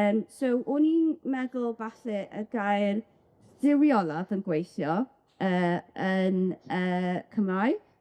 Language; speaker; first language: Welsh; non-native, local second language; English